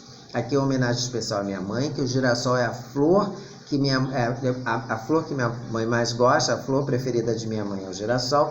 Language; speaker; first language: Portuguese; native; Portuguese